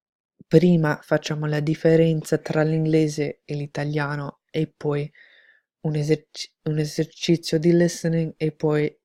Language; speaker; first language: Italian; non-native, fluent; English